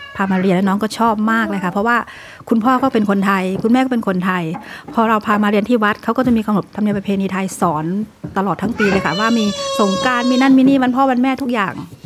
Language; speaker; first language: Thai; native; Thai